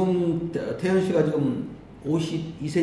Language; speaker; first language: Korean; native; Korean